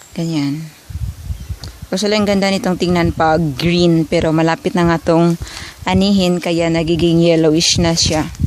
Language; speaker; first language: Filipino; non-native, local second language; Cebuano